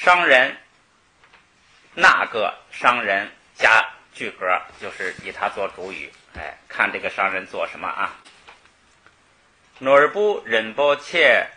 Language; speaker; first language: Chinese; native; Chinese